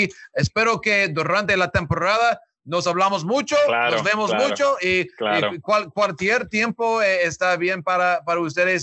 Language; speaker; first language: Spanish; non-native, learner; English